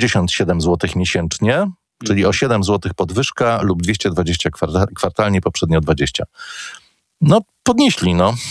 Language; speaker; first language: Polish; native; Polish